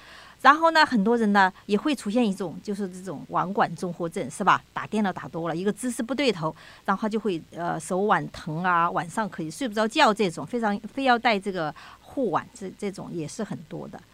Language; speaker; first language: Chinese; native; Chinese